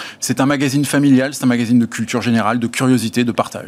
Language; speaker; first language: French; native; French